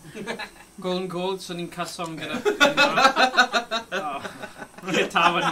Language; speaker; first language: Welsh; native; Welsh